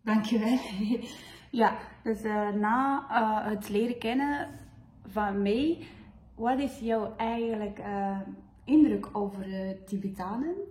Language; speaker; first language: Dutch; non-native, fluent; Tibetan